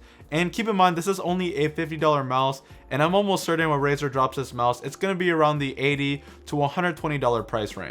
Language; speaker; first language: English; native; English